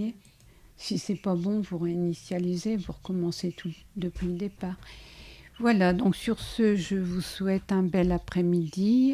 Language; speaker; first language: French; native; French